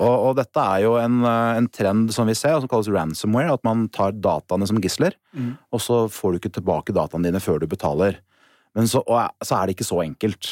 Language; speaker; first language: Norwegian; native; Norwegian